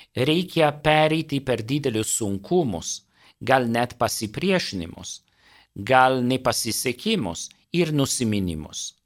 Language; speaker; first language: Lithuanian; non-native, fluent; Italian